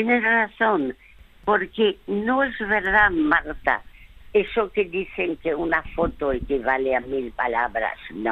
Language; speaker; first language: Spanish; early bilingual, other home language; French